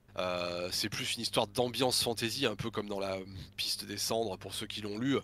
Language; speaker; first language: French; native; French